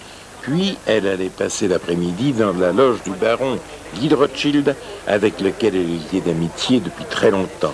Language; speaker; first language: French; early bilingual, other home language; Russian